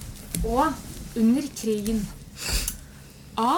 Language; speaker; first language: Norwegian; native; Norwegian